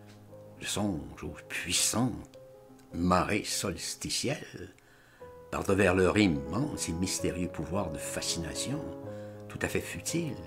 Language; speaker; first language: French; native; French